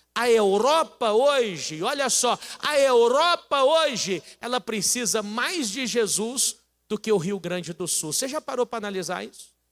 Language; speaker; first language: Portuguese; native; Portuguese